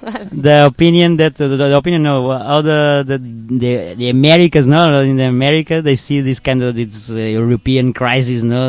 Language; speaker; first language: English; non-native, learner; Spanish